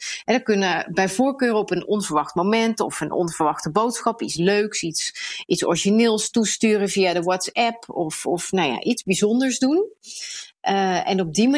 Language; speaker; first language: Dutch; native; Dutch